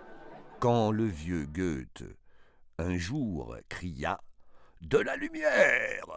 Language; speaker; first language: French; native; French